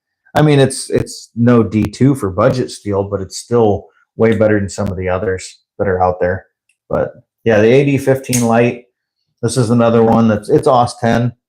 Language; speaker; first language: English; native; English